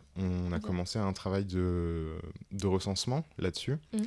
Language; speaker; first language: French; native; French